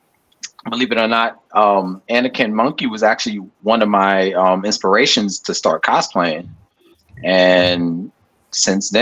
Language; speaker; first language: English; native; English